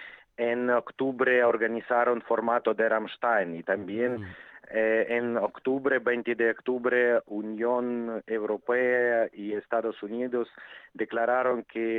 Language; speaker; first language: Spanish; non-native, fluent; Ukrainian